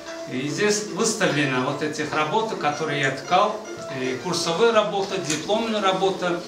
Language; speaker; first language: Russian; non-native, fluent; Azerbaijani